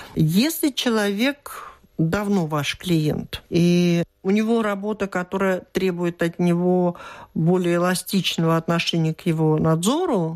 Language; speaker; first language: Russian; native; Russian